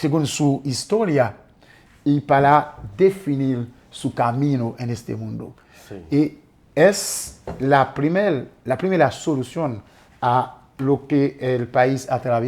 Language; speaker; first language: Spanish; non-native, fluent; Haitian Creole